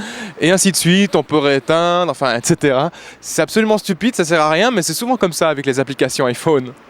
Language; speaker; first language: French; native; French